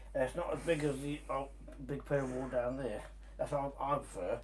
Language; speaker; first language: English; native; English